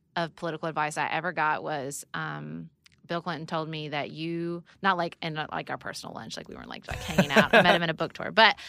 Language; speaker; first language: English; native; English